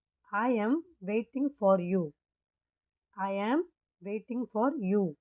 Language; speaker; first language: English; non-native, local second language; Tamil